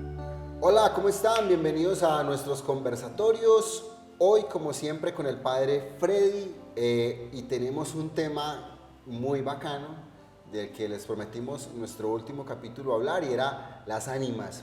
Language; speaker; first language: Spanish; native; Spanish